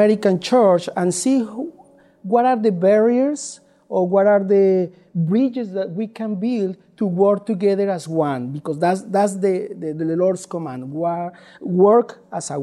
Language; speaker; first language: English; non-native, learner; Spanish